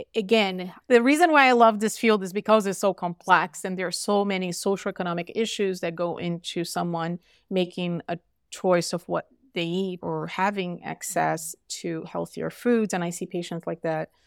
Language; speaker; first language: English; non-native, fluent; Portuguese